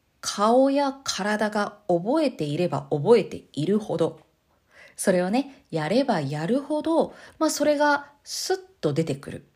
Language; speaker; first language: Japanese; native; Japanese